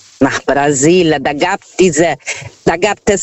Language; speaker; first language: German; non-native, fluent; Portuguese